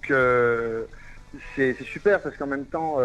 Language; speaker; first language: French; native; French